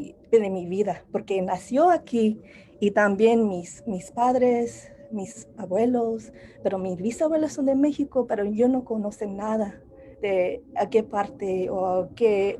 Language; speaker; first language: Spanish; non-native, learner; English